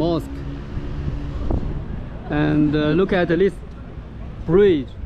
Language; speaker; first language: English; non-native, learner; Chinese